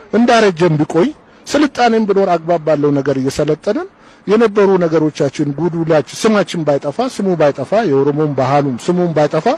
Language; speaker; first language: Amharic; non-native, local second language; Oromo